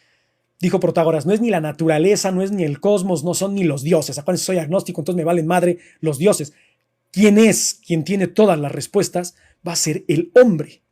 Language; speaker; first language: Spanish; native; Spanish